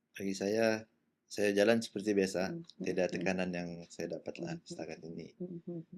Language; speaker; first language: Malay; native; Malay